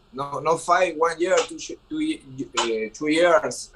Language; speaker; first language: English; non-native, learner; Spanish